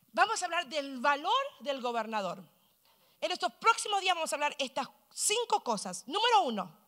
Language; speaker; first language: Spanish; early bilingual, heritage; Spanish